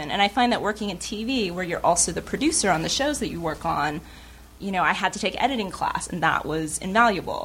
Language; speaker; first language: English; native; English